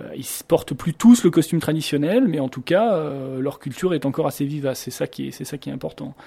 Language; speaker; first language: French; native; French